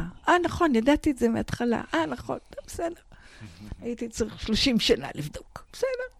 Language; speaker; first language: Hebrew; non-native, fluent; English